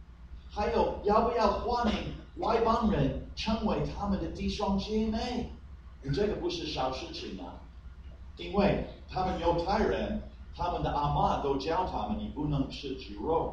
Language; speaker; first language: Chinese; non-native, fluent; English